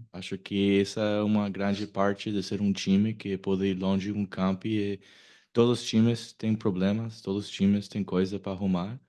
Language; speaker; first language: Portuguese; non-native, learner; English